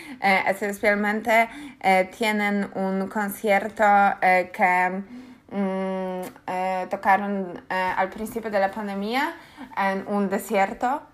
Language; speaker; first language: Spanish; non-native, learner; Polish